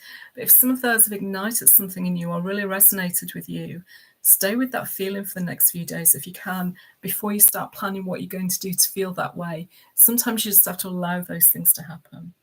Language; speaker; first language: English; native; English